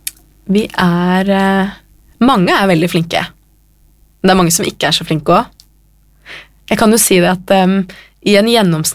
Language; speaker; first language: Norwegian; native; Norwegian